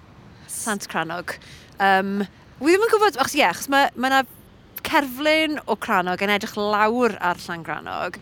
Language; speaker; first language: Welsh; native; Welsh